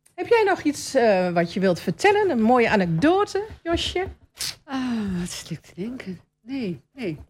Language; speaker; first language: Dutch; native; Dutch